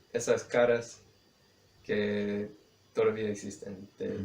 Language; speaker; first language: Spanish; non-native, fluent; English